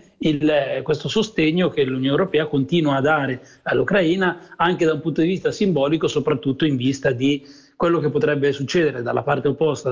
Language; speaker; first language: Italian; native; Italian